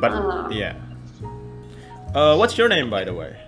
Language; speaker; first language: English; non-native, local second language; Filipino